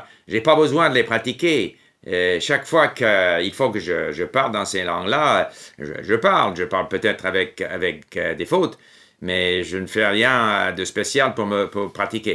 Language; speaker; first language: French; non-native, fluent; English